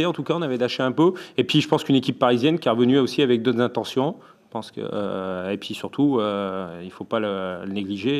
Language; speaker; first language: French; native; French